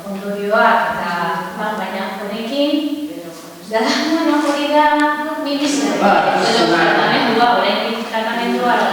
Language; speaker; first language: Basque; non-native, learner; Spanish